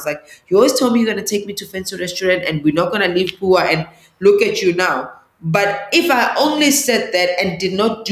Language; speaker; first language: English; non-native, local second language; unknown